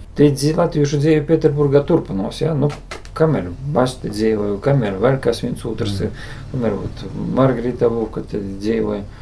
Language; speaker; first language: Latvian; native; Latvian